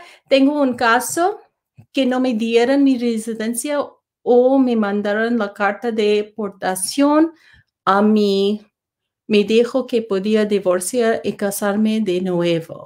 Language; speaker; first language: Spanish; non-native, learner; English